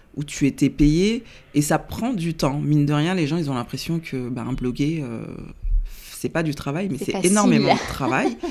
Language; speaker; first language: French; native; French